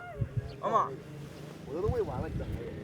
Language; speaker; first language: Chinese; native; Chinese